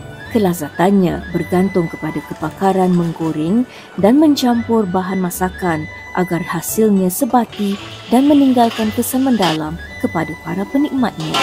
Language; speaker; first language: Malay; native; Malay